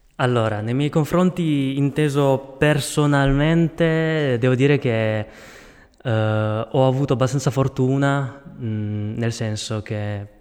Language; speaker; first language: Italian; non-native, fluent; Chinese